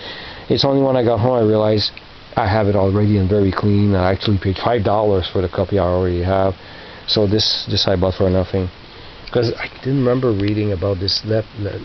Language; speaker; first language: English; non-native, local second language; French